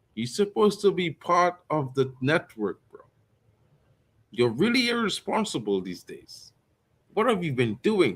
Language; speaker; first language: English; native; English